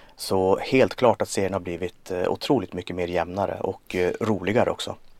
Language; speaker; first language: Swedish; native; Swedish